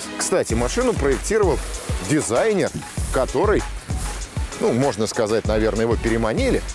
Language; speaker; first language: Russian; native; Russian